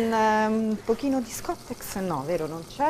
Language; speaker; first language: Italian; native; Italian